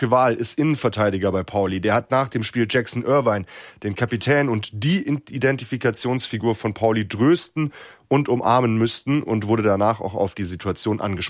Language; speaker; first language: German; native; German